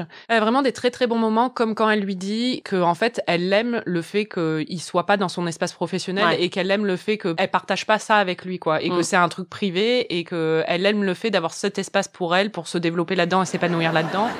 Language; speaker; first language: French; native; French